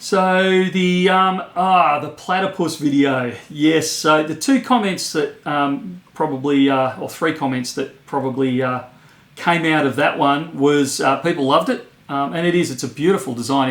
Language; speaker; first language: English; native; English